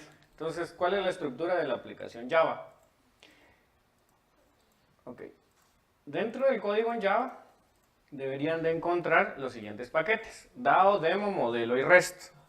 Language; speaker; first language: Spanish; native; Spanish